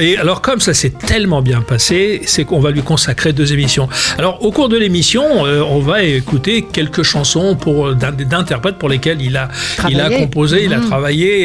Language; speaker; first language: French; native; French